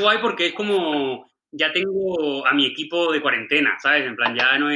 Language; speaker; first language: Spanish; native; Spanish